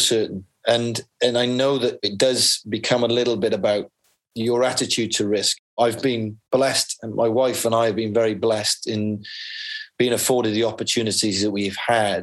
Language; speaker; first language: English; native; English